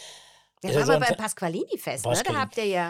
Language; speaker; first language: German; native; German